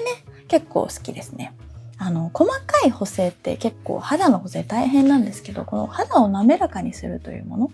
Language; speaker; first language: Japanese; native; Japanese